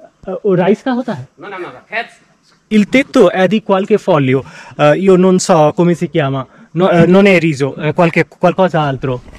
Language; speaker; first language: Italian; non-native, fluent; Bangla